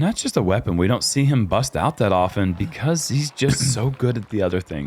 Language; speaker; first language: English; native; English